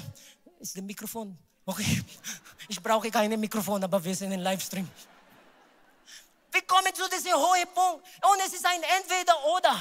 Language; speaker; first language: German; non-native, learner; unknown